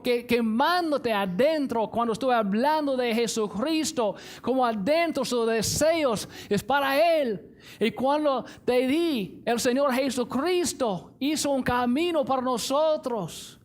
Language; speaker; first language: Spanish; non-native, fluent; English